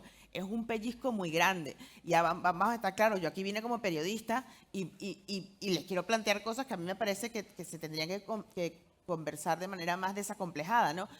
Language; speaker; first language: Spanish; native; Spanish